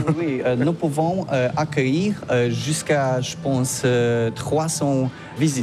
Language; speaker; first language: French; non-native, learner; Polish